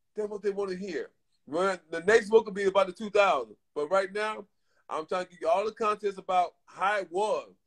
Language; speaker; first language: English; native; English